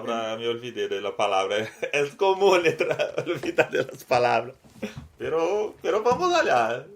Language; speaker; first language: Spanish; non-native, learner; Portuguese